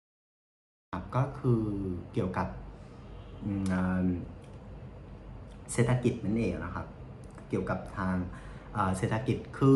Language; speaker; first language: Thai; non-native, fluent; Vietnamese